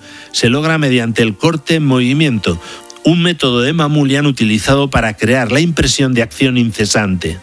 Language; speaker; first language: Spanish; native; Spanish